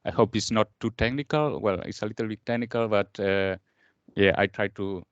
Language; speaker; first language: English; non-native, fluent; Galician